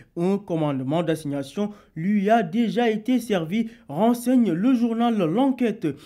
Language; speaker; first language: French; non-native, local second language; Wolof